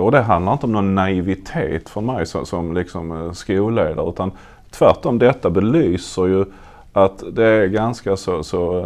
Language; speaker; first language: Swedish; native; Swedish